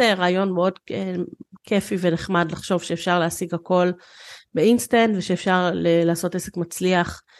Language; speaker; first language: Hebrew; native; Hebrew